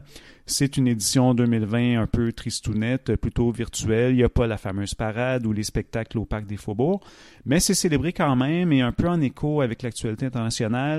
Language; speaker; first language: French; native; French